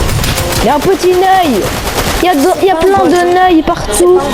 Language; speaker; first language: French; native; French